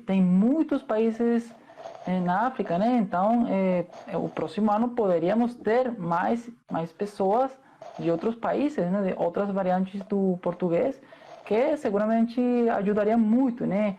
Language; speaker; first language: Portuguese; non-native, fluent; Spanish